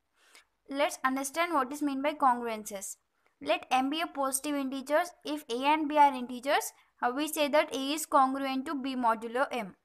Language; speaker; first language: English; non-native, local second language; Telugu